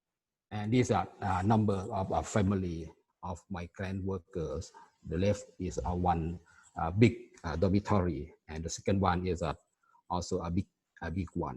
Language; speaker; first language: English; non-native, fluent; Thai